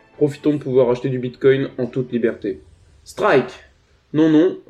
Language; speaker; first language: French; native; French